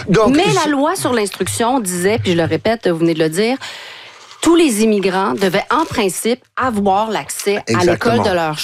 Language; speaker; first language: French; native; French